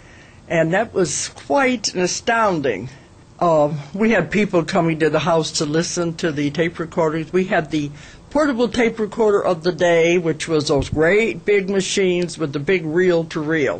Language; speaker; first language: English; native; English